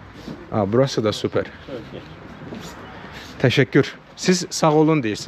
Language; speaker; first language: Turkish; non-native, fluent; Azerbaijani